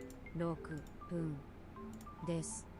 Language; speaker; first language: Japanese; non-native, learner; English